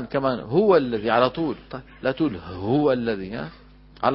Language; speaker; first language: Arabic; native; Arabic